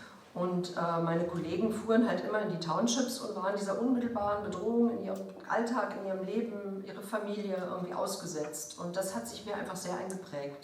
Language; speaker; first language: German; native; German